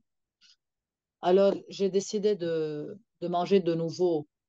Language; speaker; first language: French; non-native, local second language; Arabic